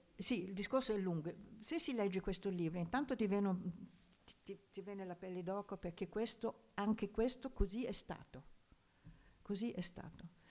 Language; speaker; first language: Italian; non-native, fluent; German